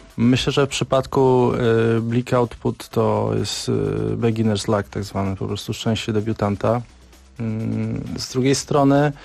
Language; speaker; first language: Polish; native; Polish